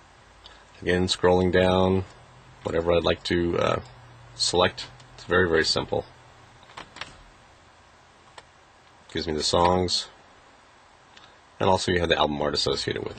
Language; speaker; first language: English; native; English